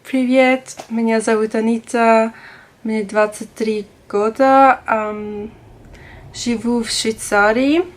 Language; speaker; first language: Russian; non-native, learner; German